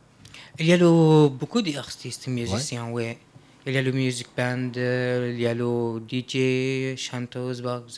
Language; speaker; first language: French; non-native, learner; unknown